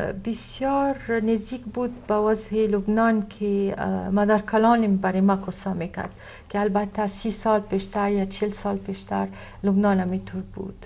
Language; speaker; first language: Persian; non-native, fluent; Arabic